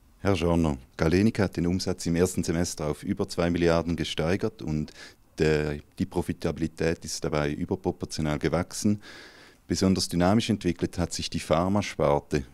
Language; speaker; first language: German; native; German